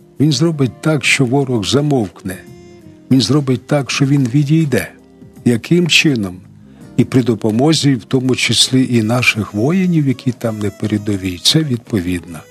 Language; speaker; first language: Ukrainian; non-native, local second language; Russian